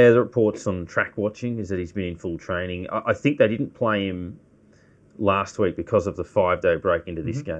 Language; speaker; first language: English; native; English